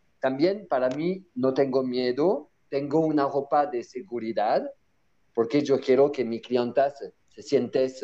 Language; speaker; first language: Spanish; non-native, learner; French